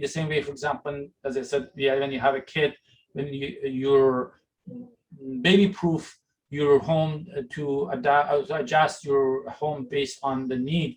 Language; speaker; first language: English; non-native, fluent; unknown